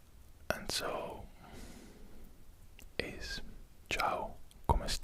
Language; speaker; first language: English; non-native, fluent; Italian